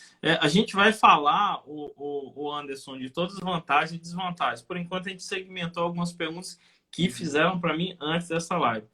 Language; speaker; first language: Portuguese; native; Portuguese